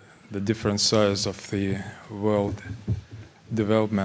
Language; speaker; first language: English; non-native, learner; Russian